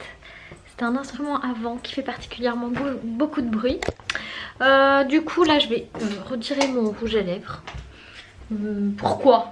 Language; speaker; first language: French; native; French